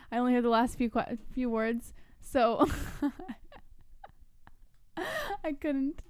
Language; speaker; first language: English; native; English